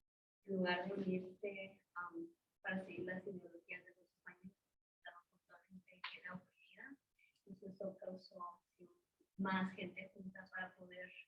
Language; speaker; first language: Spanish; non-native, learner; English